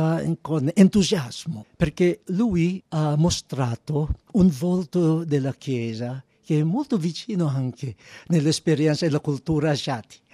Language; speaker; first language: Italian; non-native, fluent; Filipino